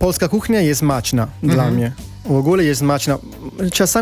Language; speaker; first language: Polish; non-native, learner; Italian